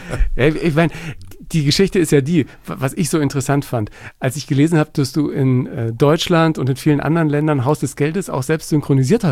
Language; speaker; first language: German; native; German